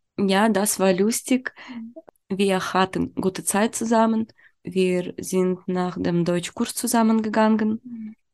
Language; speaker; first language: German; non-native, learner; Ukrainian